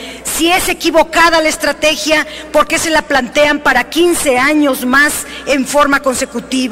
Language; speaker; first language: Spanish; native; Spanish